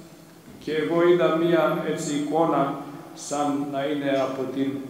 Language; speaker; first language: Greek; non-native, fluent; Serbian